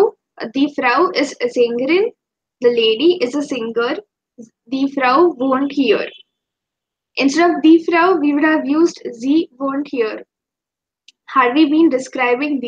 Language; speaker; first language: German; non-native, fluent; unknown